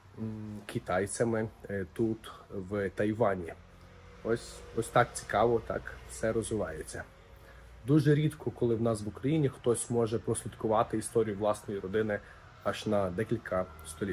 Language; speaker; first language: Ukrainian; native; Ukrainian